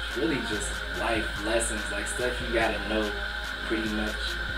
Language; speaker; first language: English; native; English